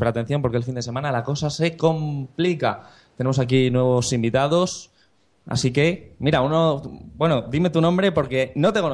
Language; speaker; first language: Spanish; native; Spanish